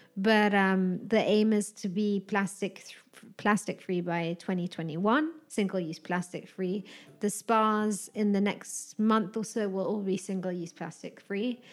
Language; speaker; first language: English; native; English